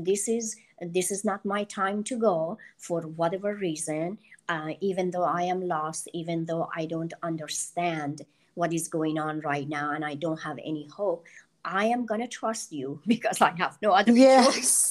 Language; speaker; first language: English; non-native, fluent; Persian